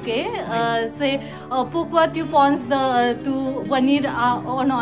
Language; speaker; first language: French; non-native, learner; Marathi